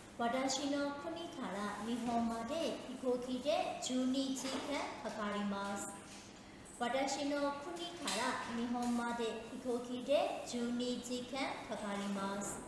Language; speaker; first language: Japanese; non-native, fluent; Burmese